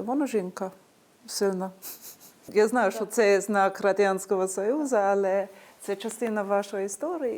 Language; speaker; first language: Ukrainian; non-native, fluent; English